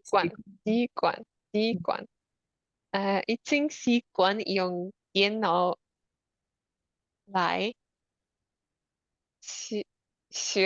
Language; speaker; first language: Chinese; non-native, learner; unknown